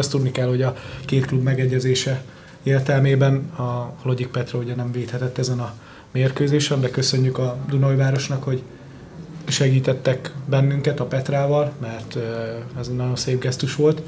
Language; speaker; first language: Hungarian; native; Hungarian